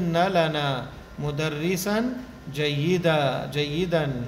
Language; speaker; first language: Arabic; non-native, fluent; Urdu